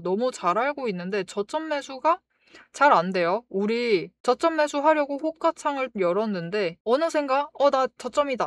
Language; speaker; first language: Korean; native; Korean